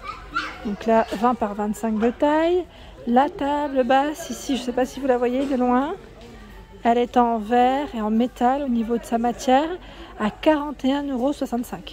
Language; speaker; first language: French; native; French